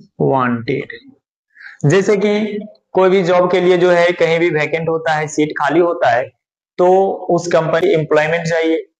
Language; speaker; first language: Hindi; native; Hindi